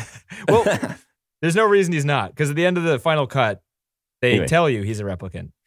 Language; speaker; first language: English; native; English